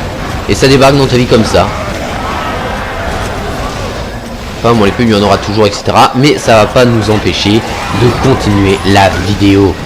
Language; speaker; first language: French; native; French